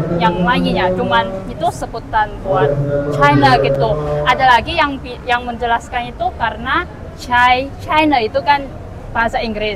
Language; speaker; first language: Indonesian; non-native, fluent; Chinese